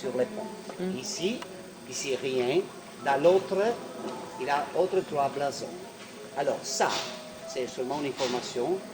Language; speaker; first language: French; non-native, fluent; Italian